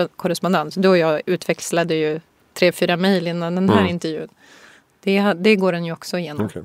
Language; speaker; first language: Swedish; native; Swedish